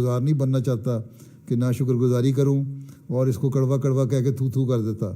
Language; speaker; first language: Urdu; native; Urdu